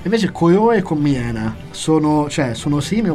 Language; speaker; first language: Italian; native; Italian